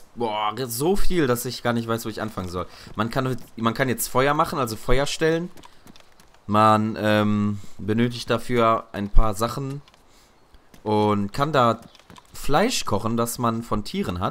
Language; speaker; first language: German; native; German